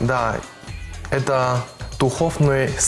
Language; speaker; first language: Russian; non-native, learner; Chinese